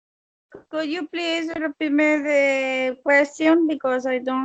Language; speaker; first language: English; non-native, learner; Spanish